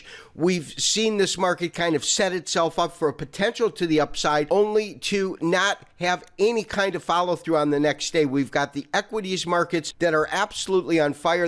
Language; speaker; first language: English; native; English